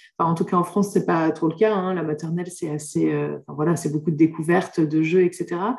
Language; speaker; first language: French; native; French